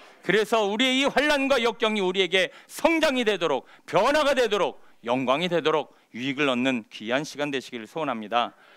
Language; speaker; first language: Korean; native; Korean